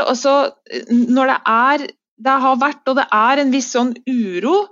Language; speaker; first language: Norwegian; native; Norwegian